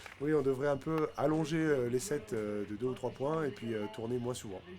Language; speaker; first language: French; native; French